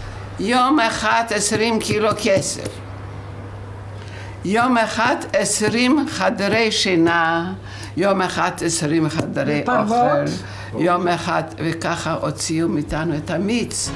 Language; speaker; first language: Hebrew; non-native, fluent; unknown